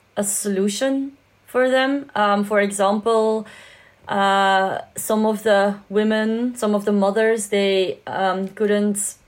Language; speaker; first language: English; non-native, fluent; Dutch